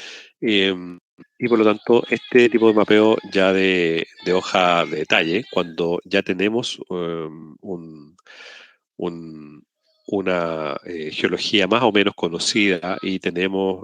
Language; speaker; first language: Spanish; native; Spanish